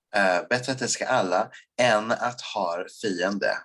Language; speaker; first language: Swedish; non-native, fluent; English